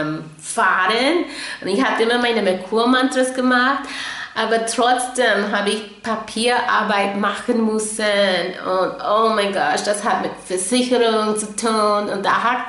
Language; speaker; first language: German; non-native, fluent; English